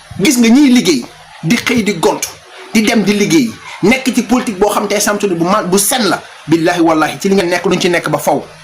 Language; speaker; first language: Wolof; non-native, local second language; Fula